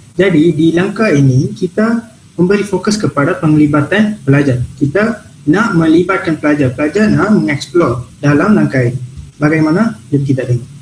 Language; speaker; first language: Malay; non-native, local second language; Tamil